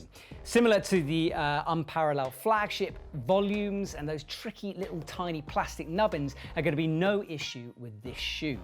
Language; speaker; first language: English; native; English